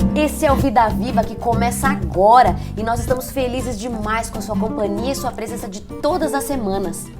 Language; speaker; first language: Portuguese; native; Portuguese